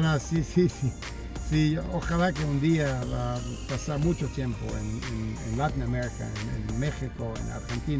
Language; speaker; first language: Spanish; non-native, learner; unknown